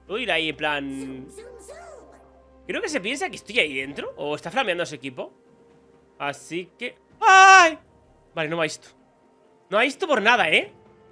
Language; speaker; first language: Spanish; native; Spanish